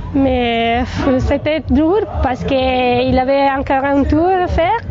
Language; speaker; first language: French; non-native, learner; Italian